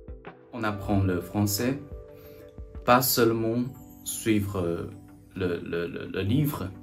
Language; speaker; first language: French; non-native, learner; Chinese